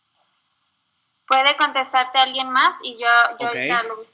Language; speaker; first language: Spanish; native; Spanish